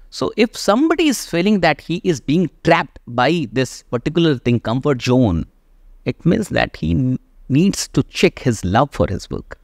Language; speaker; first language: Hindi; native; Hindi